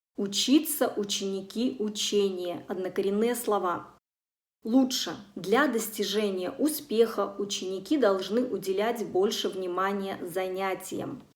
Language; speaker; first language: Russian; native; Russian